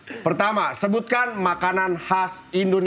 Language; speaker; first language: Indonesian; native; Indonesian